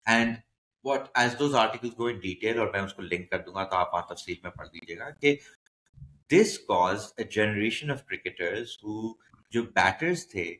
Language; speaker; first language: English; non-native, local second language; Hindi